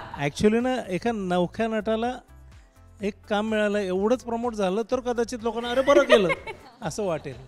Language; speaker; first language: Marathi; native; Marathi